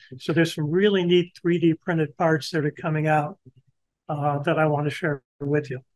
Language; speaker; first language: English; native; English